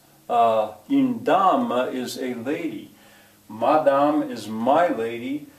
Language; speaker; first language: English; native; English